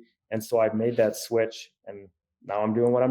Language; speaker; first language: English; native; English